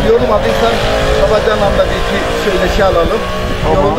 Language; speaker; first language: Turkish; native; Turkish